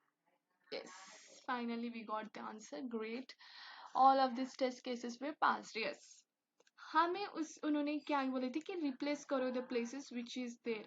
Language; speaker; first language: English; non-native, local second language; Hindi